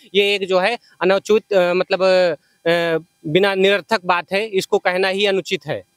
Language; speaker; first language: Hindi; native; Hindi